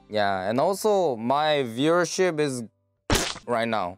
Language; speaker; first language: English; non-native, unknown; Korean